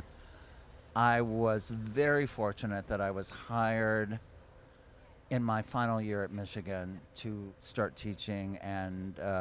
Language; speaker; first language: English; native; English